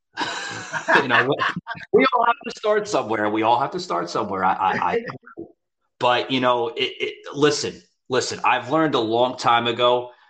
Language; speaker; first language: English; native; English